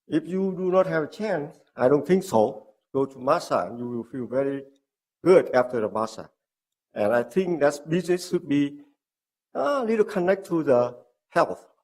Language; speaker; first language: English; non-native, learner; Vietnamese